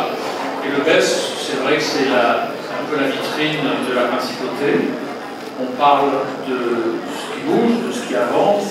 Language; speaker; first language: French; native; French